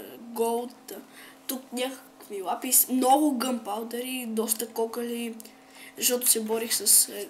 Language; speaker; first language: Bulgarian; native; Bulgarian